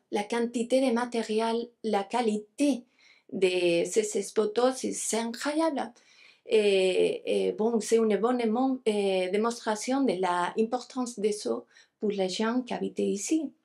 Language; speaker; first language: French; non-native, fluent; Spanish